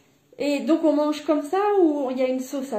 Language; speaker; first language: French; native; French